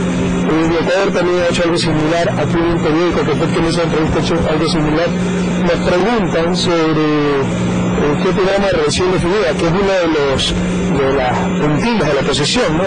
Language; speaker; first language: Spanish; native; Spanish